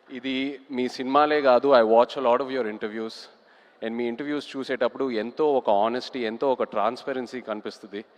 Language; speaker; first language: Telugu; native; Telugu